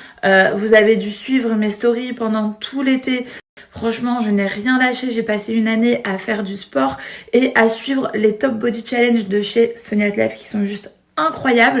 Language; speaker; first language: French; native; French